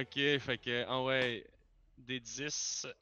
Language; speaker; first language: French; native; French